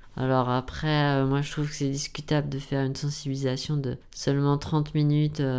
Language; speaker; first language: French; native; French